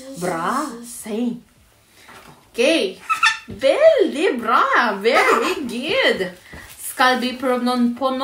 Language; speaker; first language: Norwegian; non-native, learner; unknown